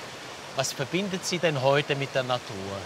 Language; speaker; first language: German; native; German